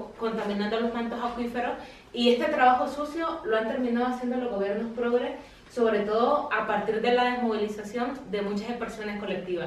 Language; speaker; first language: Spanish; native; Spanish